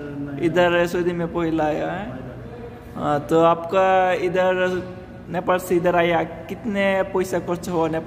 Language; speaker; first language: Hindi; non-native, learner; Bangla